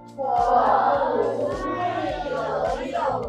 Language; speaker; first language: Chinese; non-native, learner; Thai